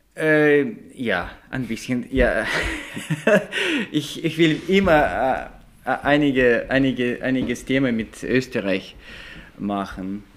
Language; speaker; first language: German; non-native, fluent; Russian